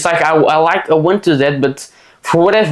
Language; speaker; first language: English; non-native, fluent; Portuguese